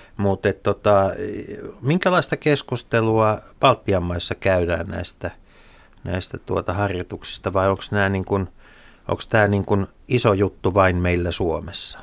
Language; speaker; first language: Finnish; native; Finnish